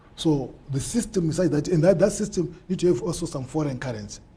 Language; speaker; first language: English; non-native, local second language; Shona